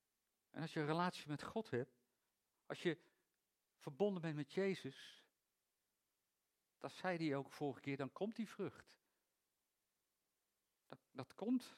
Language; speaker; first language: Dutch; native; Dutch